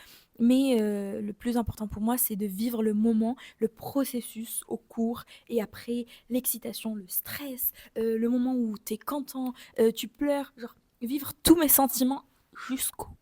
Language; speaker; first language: French; native; French